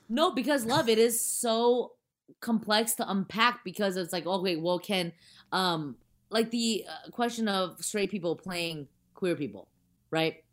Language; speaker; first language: English; early bilingual, other home language; Chinese